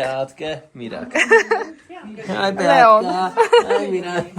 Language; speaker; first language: Polish; non-native, learner; Hungarian